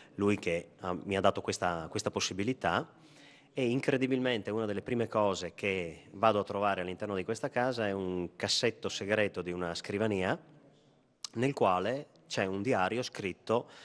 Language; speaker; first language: Italian; native; Italian